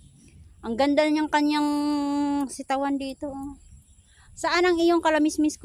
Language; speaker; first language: Filipino; non-native, local second language; Cebuano